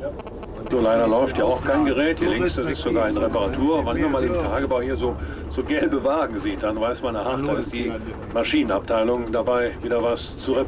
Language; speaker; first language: German; native; German